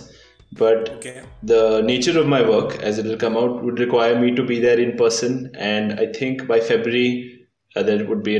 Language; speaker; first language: English; non-native, local second language; Hindi